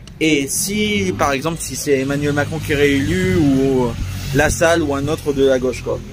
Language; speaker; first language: French; native; French